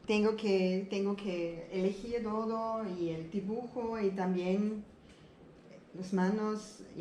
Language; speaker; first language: Spanish; non-native, learner; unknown